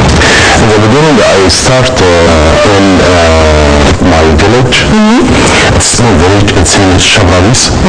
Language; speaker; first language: English; non-native, learner; Arabic